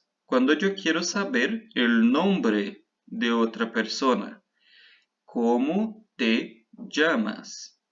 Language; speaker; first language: Spanish; non-native, fluent; Portuguese